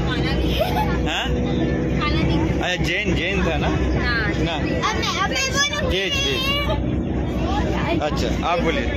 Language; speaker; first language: Hindi; non-native, local second language; Bangla